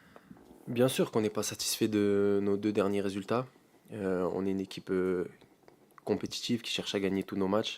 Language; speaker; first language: French; native; French